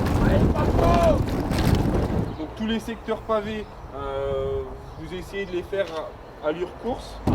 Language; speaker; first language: French; native; French